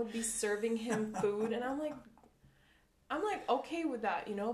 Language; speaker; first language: English; non-native, local second language; Cebuano